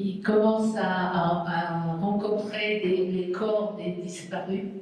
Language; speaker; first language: French; non-native, fluent; Spanish